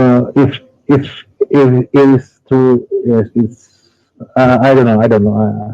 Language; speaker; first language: English; non-native, learner; Indonesian